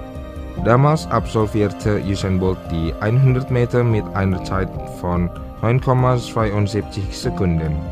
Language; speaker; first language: German; non-native, fluent; Indonesian